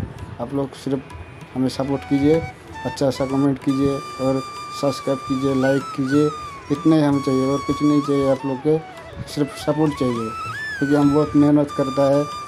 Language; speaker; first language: Hindi; non-native, local second language; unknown